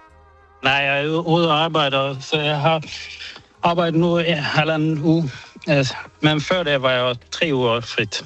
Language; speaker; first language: Danish; early bilingual, heritage; Swedish